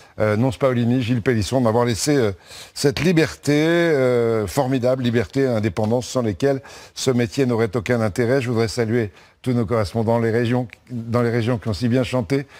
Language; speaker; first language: French; native; French